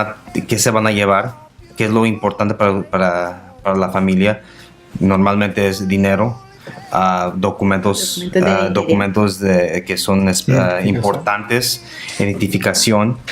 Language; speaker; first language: Spanish; non-native, local second language; English